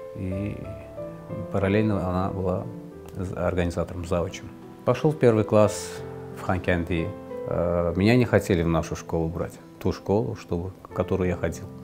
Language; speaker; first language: Russian; non-native, local second language; Azerbaijani